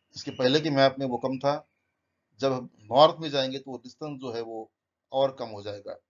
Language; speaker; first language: Hindi; non-native, local second language; Marathi